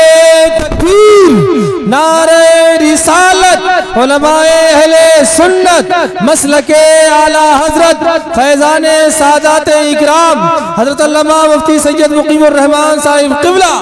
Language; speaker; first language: Urdu; native; Urdu